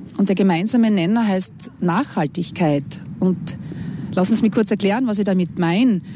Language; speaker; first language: German; native; German